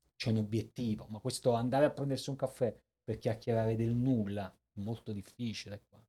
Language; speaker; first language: Italian; native; Italian